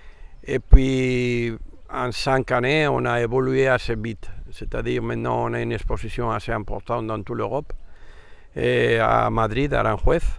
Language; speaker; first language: French; non-native, fluent; Spanish